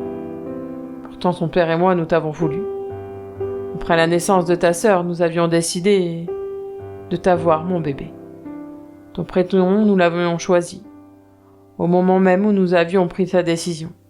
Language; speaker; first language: French; native; French